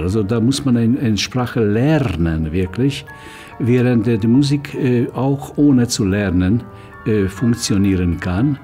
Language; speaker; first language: German; non-native, fluent; Hungarian